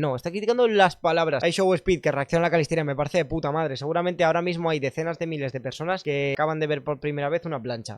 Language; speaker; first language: Spanish; native; Spanish